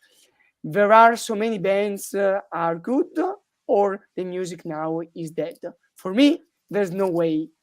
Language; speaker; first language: English; non-native, learner; Italian